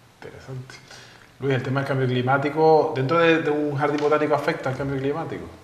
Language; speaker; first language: Spanish; native; Spanish